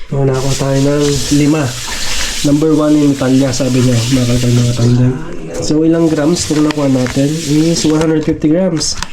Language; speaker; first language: Filipino; non-native, local second language; Iloko